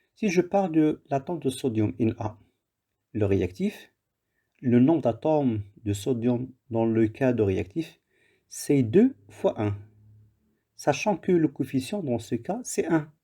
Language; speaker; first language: French; non-native, local second language; Arabic